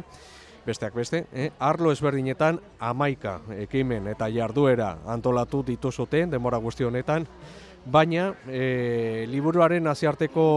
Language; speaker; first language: Basque; native; Basque